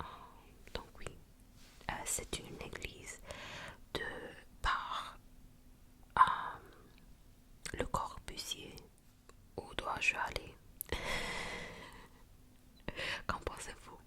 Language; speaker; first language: French; non-native, fluent; Japanese